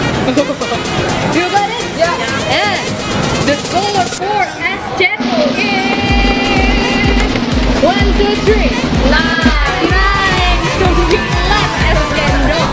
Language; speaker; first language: English; non-native, fluent; Indonesian